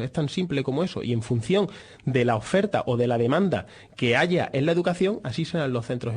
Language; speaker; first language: Spanish; native; Spanish